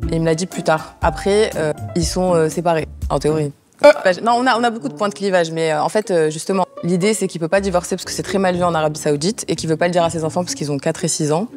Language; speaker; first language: French; non-native, local second language; Arabic